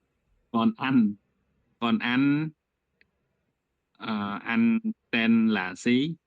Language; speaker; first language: Vietnamese; non-native, learner; Khmer